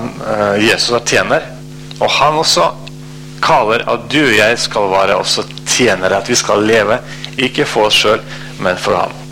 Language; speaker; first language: Norwegian; non-native, fluent; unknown